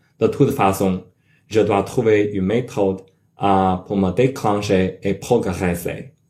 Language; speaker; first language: French; non-native, learner; Chinese